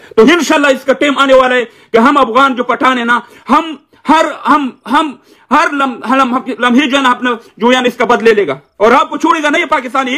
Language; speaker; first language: Urdu; non-native, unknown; Pashto